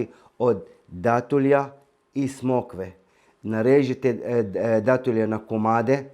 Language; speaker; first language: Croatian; non-native, fluent; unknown